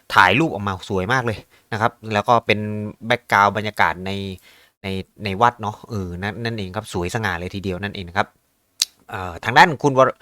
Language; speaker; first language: Thai; native; Thai